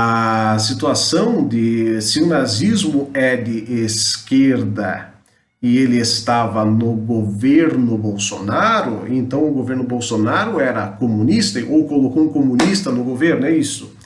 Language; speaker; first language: Portuguese; native; Portuguese